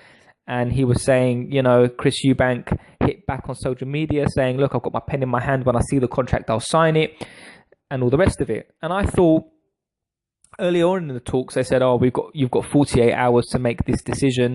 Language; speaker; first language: English; native; English